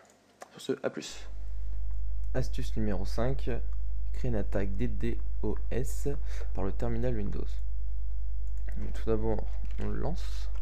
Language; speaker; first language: French; native; French